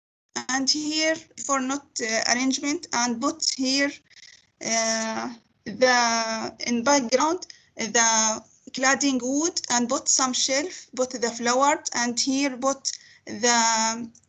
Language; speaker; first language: English; non-native, learner; Arabic